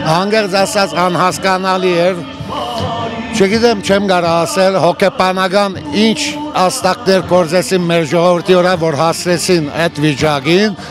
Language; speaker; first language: Armenian; early bilingual, heritage; Armenian